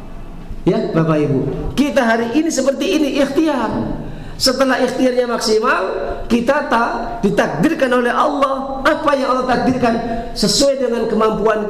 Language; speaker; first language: Indonesian; native; Indonesian